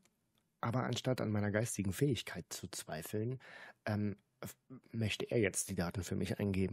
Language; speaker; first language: German; native; German